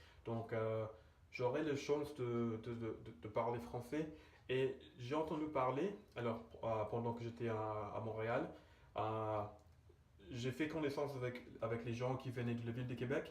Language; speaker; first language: French; non-native, fluent; English